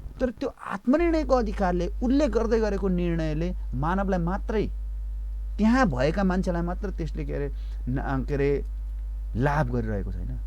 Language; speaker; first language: Nepali; non-native, local second language; Eastern Tamang